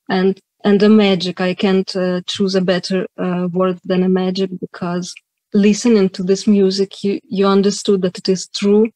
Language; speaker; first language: English; non-native, fluent; Ukrainian